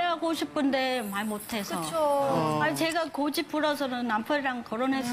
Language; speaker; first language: Korean; non-native, learner; Vietnamese